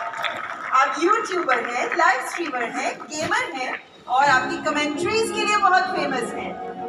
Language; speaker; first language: Hindi; native; Hindi